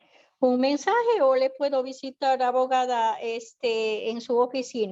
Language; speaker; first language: Spanish; native; Spanish